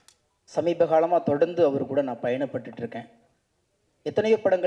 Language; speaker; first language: Tamil; native; Tamil